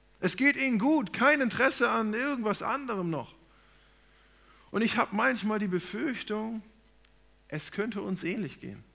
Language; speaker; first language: German; native; German